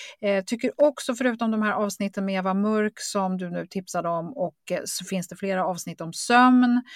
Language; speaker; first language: Swedish; native; Swedish